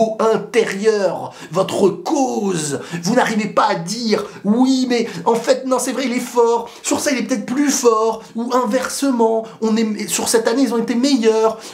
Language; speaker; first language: French; native; French